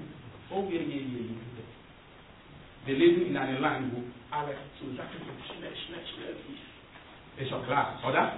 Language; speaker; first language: German; non-native, learner; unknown